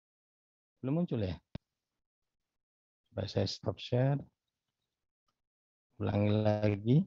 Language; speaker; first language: Indonesian; native; Indonesian